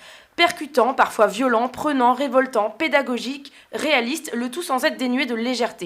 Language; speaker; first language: French; native; French